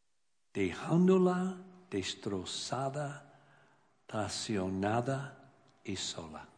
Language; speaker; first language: Spanish; non-native, learner; English